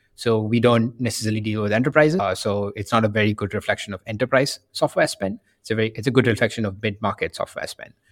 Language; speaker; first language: English; non-native, local second language; Tamil